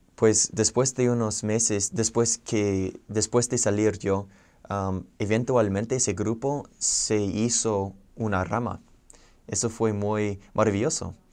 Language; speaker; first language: Spanish; non-native, fluent; English